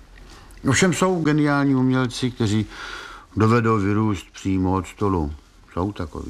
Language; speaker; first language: Czech; native; Czech